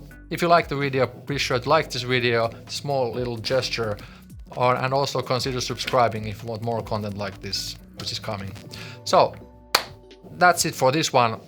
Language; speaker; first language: English; non-native, fluent; Finnish